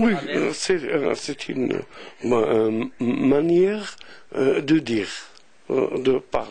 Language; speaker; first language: French; non-native, local second language; Arabic